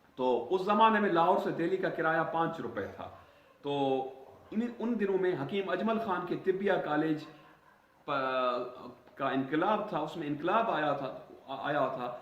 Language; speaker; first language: Urdu; non-native, local second language; Sindhi